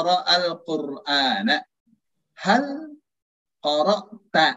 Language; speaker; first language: Arabic; non-native, fluent; Indonesian